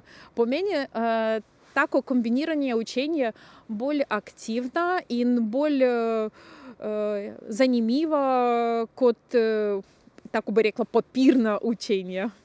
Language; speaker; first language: Slovenian; non-native, local second language; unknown